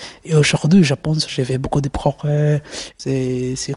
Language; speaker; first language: French; non-native, learner; Somali